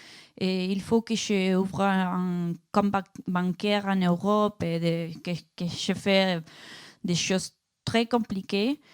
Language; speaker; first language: French; non-native, learner; Spanish